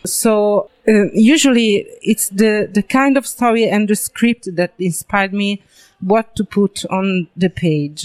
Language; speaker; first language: English; non-native, learner; Italian